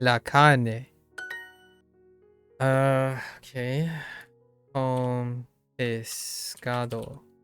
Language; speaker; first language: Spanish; non-native, learner; English